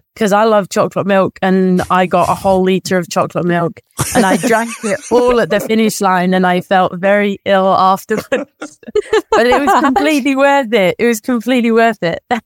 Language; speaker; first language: English; native; English